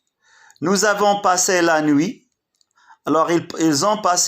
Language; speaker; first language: French; non-native, local second language; Arabic